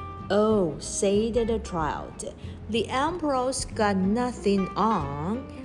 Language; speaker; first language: English; non-native, fluent; Chinese